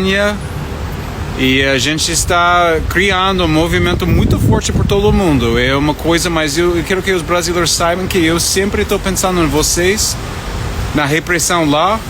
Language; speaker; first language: Portuguese; non-native, fluent; English